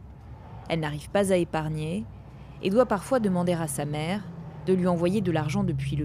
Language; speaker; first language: French; native; French